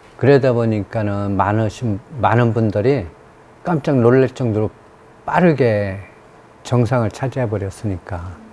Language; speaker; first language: Korean; native; Korean